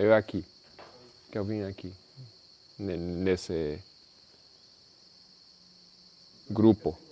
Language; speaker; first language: Portuguese; non-native, fluent; Spanish